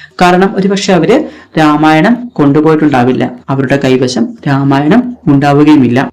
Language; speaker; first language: Malayalam; native; Malayalam